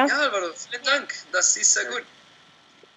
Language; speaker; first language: German; non-native, learner; Spanish